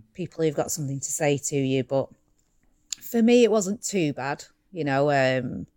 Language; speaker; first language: English; native; English